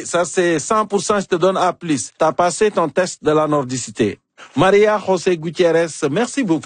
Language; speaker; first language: French; native; French